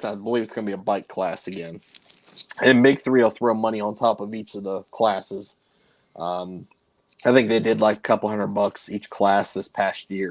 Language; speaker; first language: English; native; English